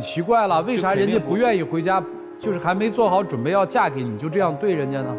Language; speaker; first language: Chinese; native; Chinese